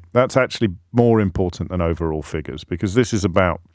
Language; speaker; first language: English; native; English